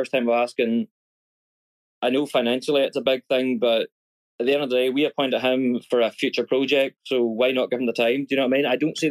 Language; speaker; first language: English; native; English